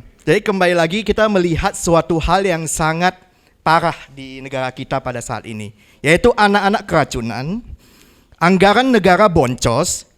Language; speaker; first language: Indonesian; native; Indonesian